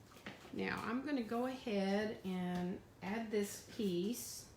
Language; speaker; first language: English; native; English